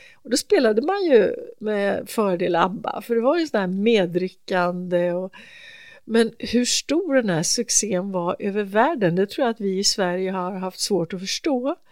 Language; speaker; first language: Swedish; native; Swedish